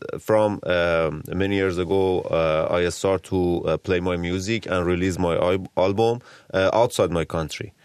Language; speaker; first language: English; non-native, learner; Persian